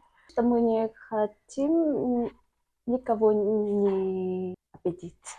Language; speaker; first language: Russian; non-native, learner; Vietnamese